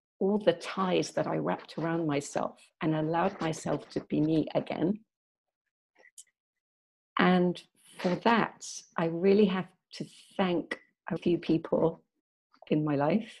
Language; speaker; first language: English; native; English